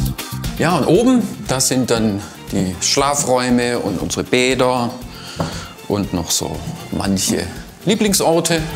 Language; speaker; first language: German; native; German